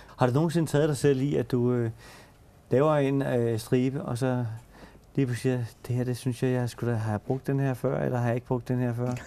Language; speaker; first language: Danish; native; Danish